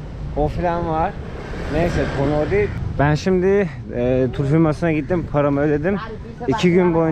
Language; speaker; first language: Turkish; native; Turkish